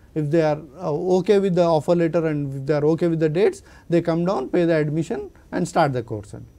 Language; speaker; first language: English; non-native, local second language; Telugu